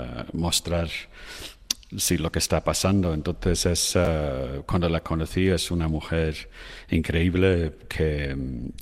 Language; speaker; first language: Spanish; non-native, fluent; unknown